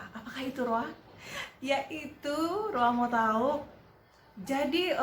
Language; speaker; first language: Indonesian; native; Indonesian